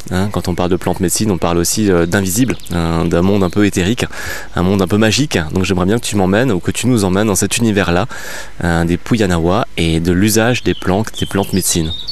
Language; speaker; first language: French; native; French